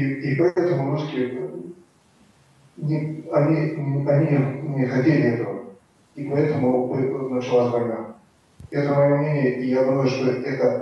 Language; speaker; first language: Russian; non-native, learner; Bulgarian